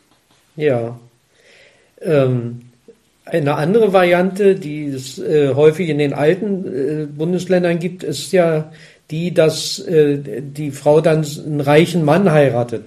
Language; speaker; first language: German; native; German